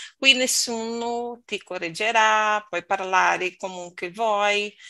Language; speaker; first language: Italian; non-native, learner; Portuguese